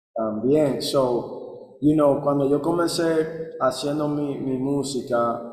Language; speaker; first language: Spanish; early bilingual, heritage; Spanish